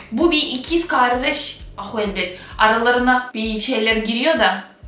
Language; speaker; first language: Turkish; non-native, fluent; Russian